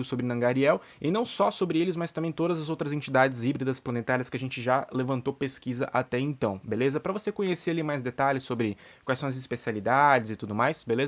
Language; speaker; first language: Portuguese; native; Portuguese